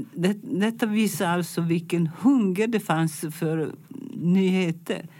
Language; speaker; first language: Swedish; non-native, fluent; Italian